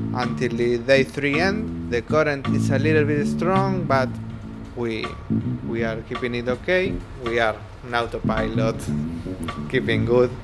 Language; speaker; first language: English; non-native, fluent; Spanish